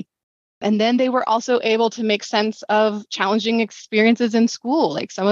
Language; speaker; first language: English; native; English